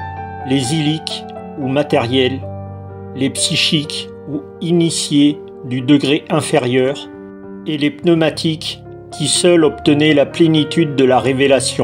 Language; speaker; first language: French; native; French